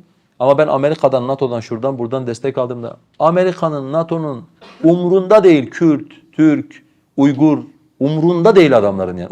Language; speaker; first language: Turkish; non-native, local second language; Kurdish